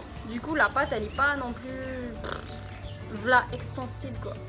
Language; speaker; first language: French; native; French